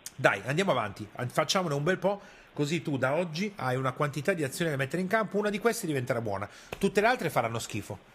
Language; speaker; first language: Italian; native; Italian